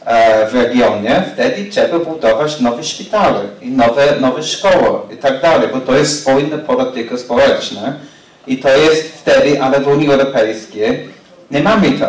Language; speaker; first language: Polish; non-native, fluent; English